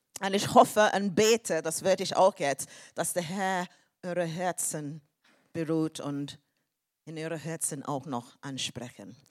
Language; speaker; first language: German; non-native, fluent; English